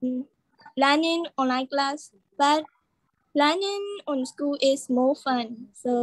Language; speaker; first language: English; non-native, learner; Burmese